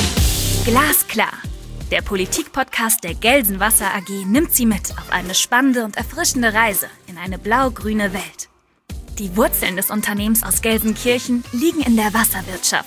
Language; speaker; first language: German; native; German